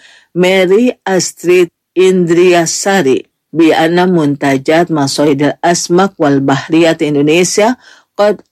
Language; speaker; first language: Arabic; non-native, fluent; Indonesian